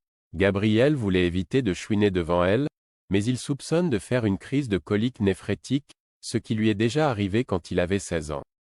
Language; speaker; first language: French; native; French